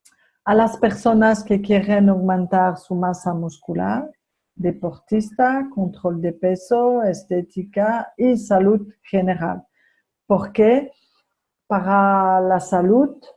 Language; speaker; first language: Spanish; non-native, fluent; French